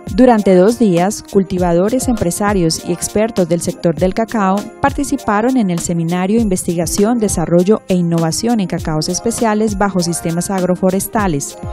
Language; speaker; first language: Spanish; non-native, fluent; French